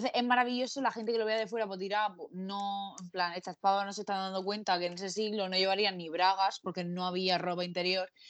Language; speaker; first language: Spanish; native; Spanish